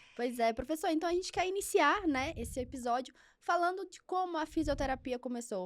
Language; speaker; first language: Portuguese; native; Portuguese